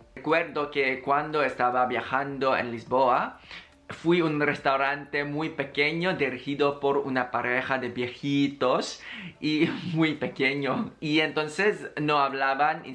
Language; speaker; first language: Spanish; non-native, learner; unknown